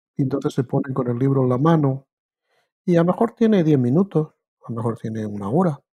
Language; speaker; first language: Spanish; native; Spanish